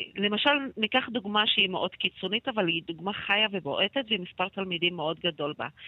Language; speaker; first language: Hebrew; non-native, local second language; Arabic